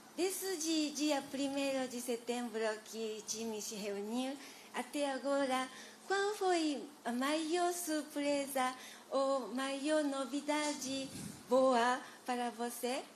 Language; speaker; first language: Portuguese; non-native, learner; Japanese